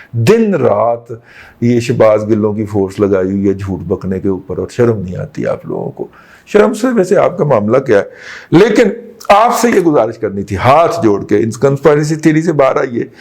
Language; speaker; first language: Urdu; non-native, local second language; Punjabi